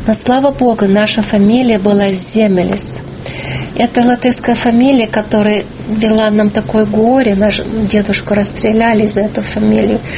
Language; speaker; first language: Russian; early bilingual, heritage; Russian